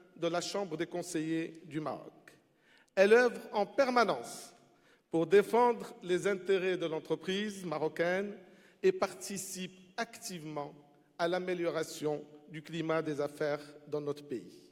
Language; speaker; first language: French; non-native, local second language; Arabic